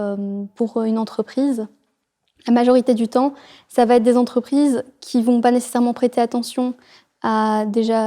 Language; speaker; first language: French; native; French